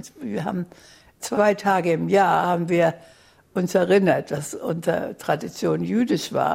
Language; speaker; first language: German; native; German